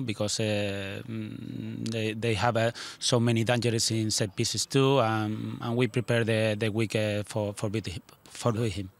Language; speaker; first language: English; non-native, learner; Spanish